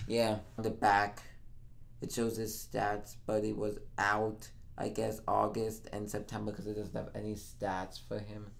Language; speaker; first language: English; native; English